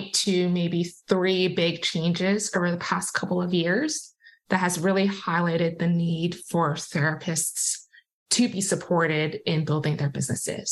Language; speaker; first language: English; non-native, local second language; Cantonese